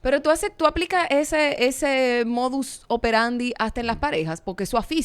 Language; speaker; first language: Spanish; native; Spanish